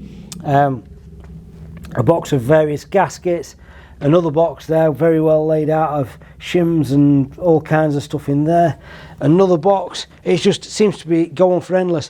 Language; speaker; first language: English; native; English